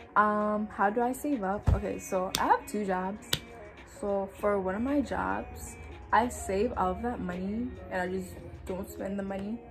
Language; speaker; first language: English; native; English